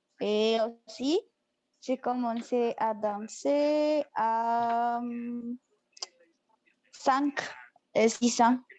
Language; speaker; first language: French; non-native, learner; Spanish